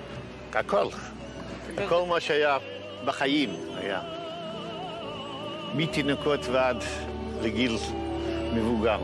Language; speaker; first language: Hebrew; non-native, fluent; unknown